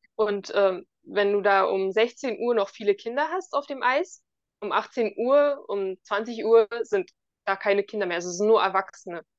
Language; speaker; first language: German; native; German